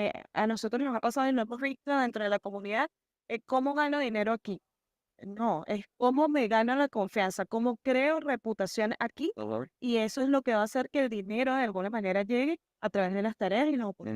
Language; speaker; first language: Spanish; native; Spanish